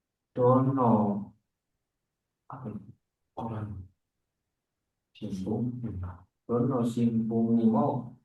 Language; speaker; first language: Japanese; non-native, learner; Indonesian